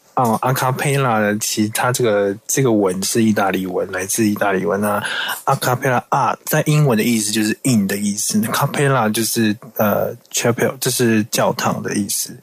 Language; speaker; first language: Chinese; native; Chinese